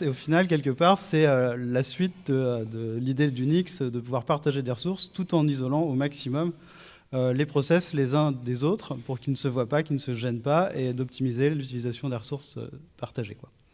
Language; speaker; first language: French; native; French